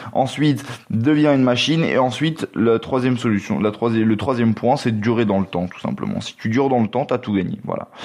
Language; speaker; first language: French; native; French